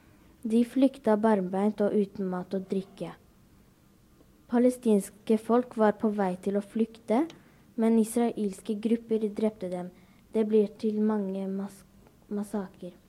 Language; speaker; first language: Norwegian; early bilingual, other home language; Arabic